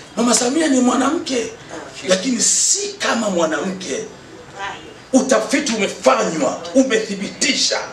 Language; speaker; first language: Swahili; native; Swahili